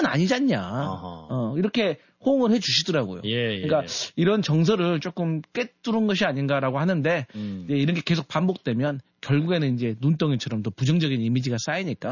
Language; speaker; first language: Korean; native; Korean